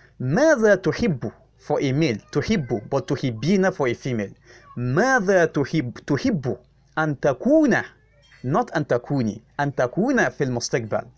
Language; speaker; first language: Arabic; non-native, fluent; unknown